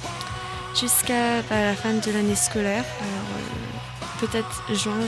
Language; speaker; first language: French; non-native, learner; English